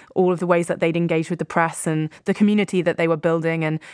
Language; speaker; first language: English; native; English